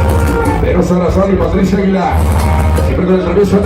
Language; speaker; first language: Spanish; native; Spanish